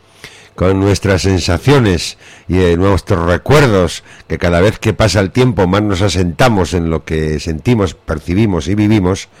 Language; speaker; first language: Spanish; native; Spanish